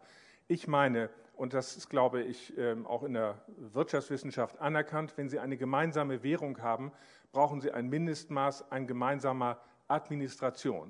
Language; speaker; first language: German; native; German